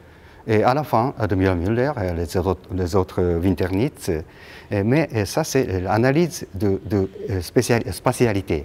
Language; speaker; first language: French; non-native, learner; Japanese